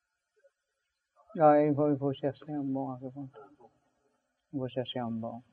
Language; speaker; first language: French; non-native, learner; Vietnamese